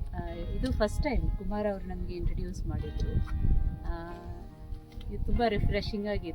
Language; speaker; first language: Kannada; early bilingual, heritage; Kannada